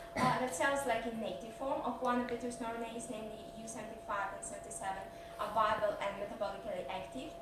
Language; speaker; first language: English; non-native, fluent; Russian